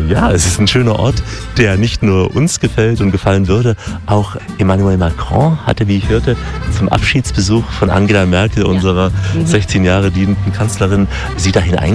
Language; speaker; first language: German; native; German